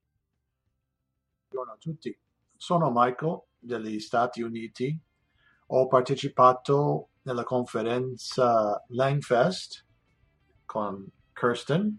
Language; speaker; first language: Italian; non-native, learner; English